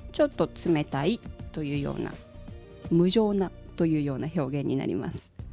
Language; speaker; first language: Japanese; native; Japanese